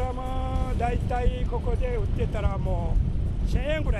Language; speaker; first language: Japanese; native; Japanese